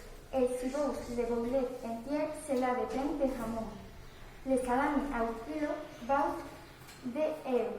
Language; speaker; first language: French; non-native, learner; Spanish